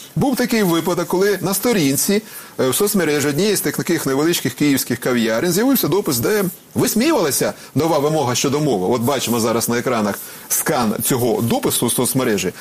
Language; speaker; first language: Ukrainian; native; Ukrainian